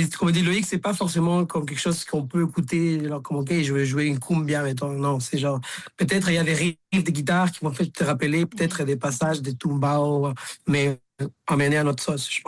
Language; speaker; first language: French; native; French